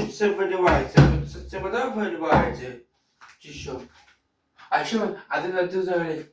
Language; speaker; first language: Ukrainian; non-native, local second language; Russian